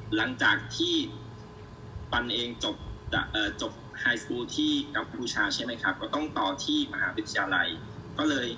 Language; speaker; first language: Thai; non-native, fluent; Khmer